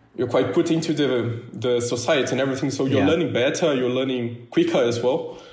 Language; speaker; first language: English; non-native, fluent; Portuguese